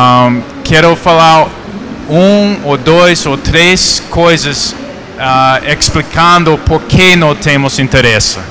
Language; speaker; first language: Portuguese; non-native, fluent; English